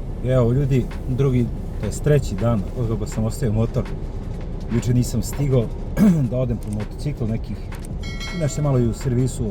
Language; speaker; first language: Serbian; native; Serbian